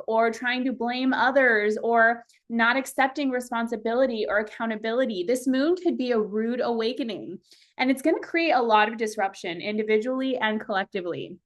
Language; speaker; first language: English; native; English